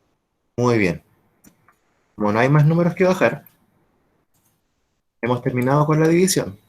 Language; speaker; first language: Spanish; native; Spanish